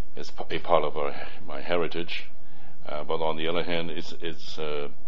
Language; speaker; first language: English; early bilingual, other home language; Cantonese